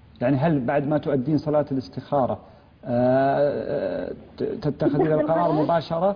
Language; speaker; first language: Arabic; native; Arabic